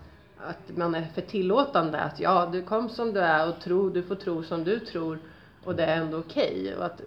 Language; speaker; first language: Swedish; native; Swedish